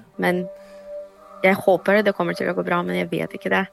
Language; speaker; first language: Norwegian; non-native, fluent; Ukrainian